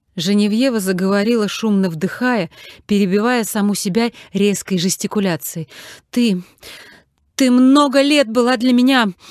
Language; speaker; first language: Russian; native; Russian